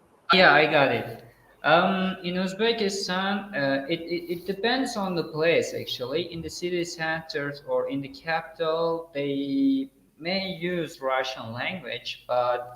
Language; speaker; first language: English; non-native, fluent; Uzbek